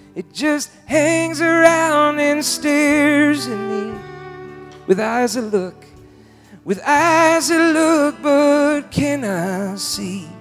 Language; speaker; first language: English; native; English